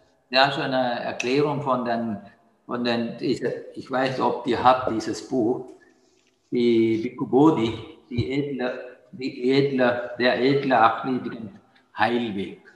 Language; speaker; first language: German; non-native, fluent; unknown